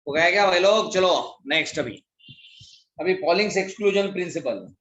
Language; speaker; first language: Hindi; non-native, local second language; Marathi